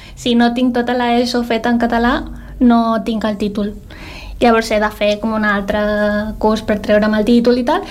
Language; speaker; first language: Catalan; early bilingual, other home language; Spanish